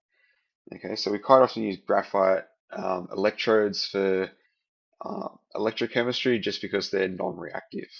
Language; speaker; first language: English; native; English